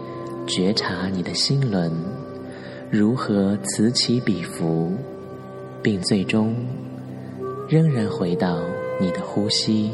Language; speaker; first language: Chinese; native; Chinese